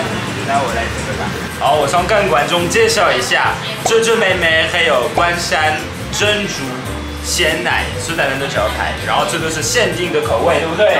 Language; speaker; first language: Chinese; non-native, fluent; French